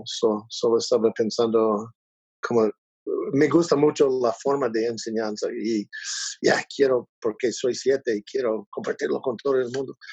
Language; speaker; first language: Spanish; non-native, learner; English